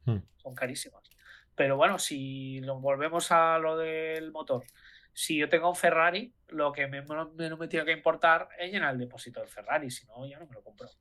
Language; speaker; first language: Spanish; native; Spanish